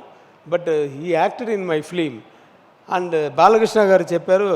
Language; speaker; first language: Telugu; non-native, learner; Tamil